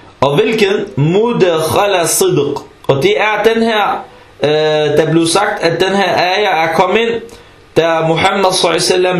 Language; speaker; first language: Danish; early bilingual, other home language; Arabic